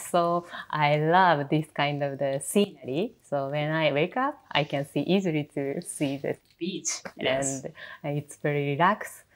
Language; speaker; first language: English; non-native, learner; Japanese